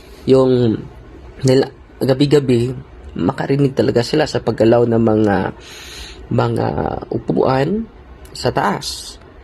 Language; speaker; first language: Filipino; native; Filipino